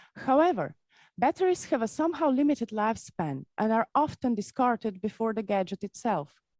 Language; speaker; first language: English; non-native, fluent; Slovenian